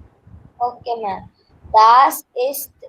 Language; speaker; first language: German; non-native, learner; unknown